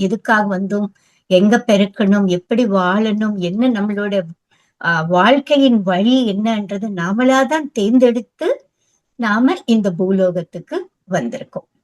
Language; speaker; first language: Tamil; non-native, local second language; Telugu